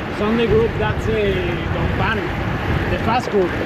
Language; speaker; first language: English; non-native, learner; Spanish